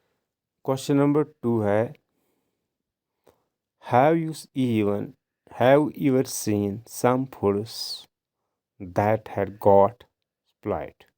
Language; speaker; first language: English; non-native, local second language; Urdu